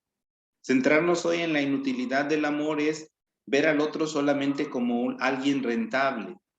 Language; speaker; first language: Spanish; native; Spanish